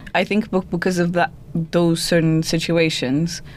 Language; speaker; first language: English; non-native, fluent; Portuguese